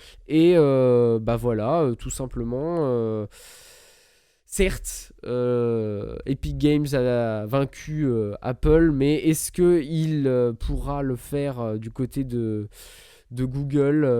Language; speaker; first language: French; native; French